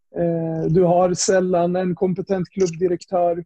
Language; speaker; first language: Swedish; native; Swedish